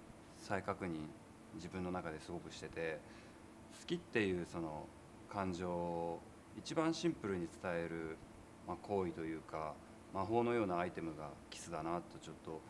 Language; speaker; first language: Japanese; native; Japanese